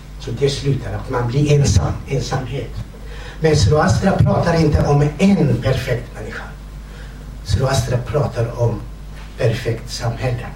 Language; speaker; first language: Swedish; non-native, fluent; Kurdish